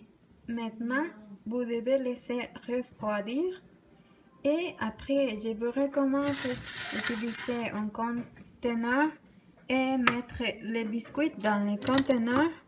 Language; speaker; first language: French; non-native, learner; Spanish